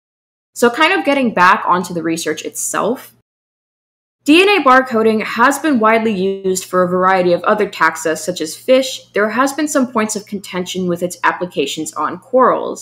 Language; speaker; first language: English; native; English